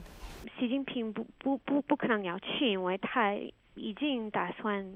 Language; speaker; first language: Chinese; non-native, fluent; English